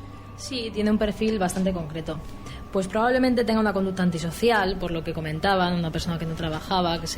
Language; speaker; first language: Spanish; native; Spanish